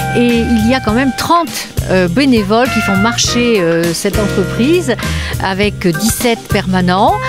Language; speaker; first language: French; native; French